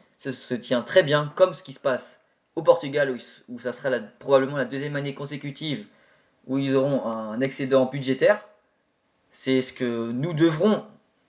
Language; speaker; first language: French; native; French